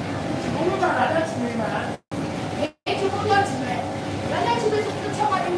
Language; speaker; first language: Chinese; native; Chinese